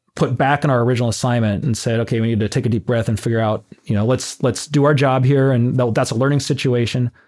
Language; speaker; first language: English; native; English